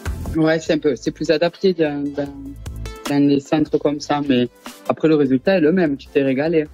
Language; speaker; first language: French; native; French